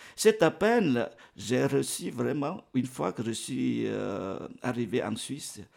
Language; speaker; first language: French; non-native, fluent; Vietnamese